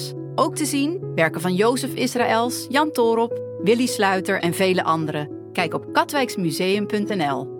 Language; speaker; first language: Dutch; native; Dutch